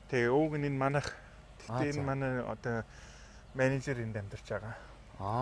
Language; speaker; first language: Mongolian; non-native, fluent; English